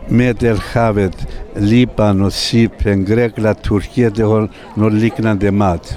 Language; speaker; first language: Swedish; non-native, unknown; Greek